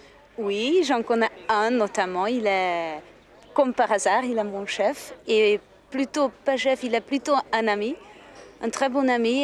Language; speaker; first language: French; non-native, fluent; Hungarian